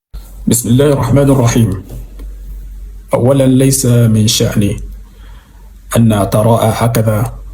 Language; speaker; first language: Arabic; non-native, fluent; Yoruba